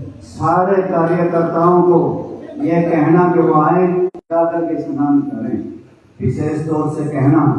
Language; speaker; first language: Hindi; native; Hindi